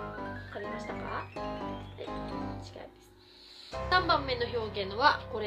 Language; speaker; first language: Japanese; non-native, fluent; Filipino